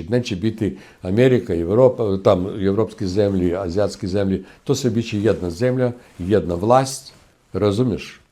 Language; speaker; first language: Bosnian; non-native, fluent; Russian